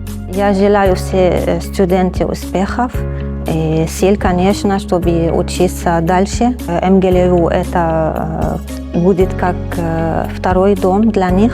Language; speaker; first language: Russian; non-native, learner; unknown